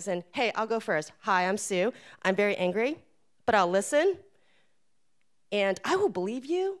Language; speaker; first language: English; native; English